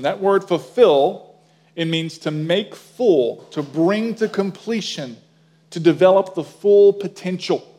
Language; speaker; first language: English; native; English